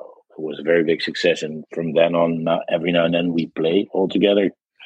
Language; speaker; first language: English; non-native, fluent; Dutch